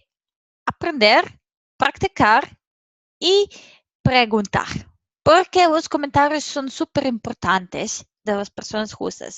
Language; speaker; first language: Spanish; non-native, fluent; Serbian